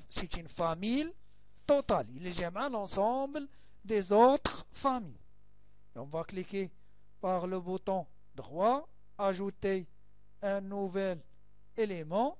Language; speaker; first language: French; non-native, local second language; Arabic